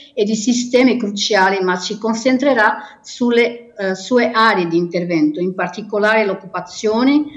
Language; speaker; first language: Italian; non-native, fluent; Portuguese